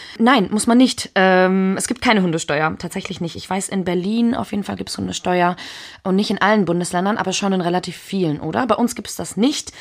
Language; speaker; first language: German; early bilingual, heritage; German